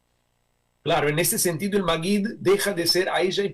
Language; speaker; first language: Spanish; native; Spanish